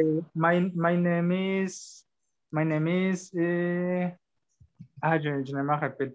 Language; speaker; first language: French; non-native, learner; Spanish